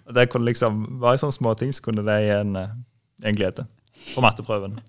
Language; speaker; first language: Norwegian; native; Norwegian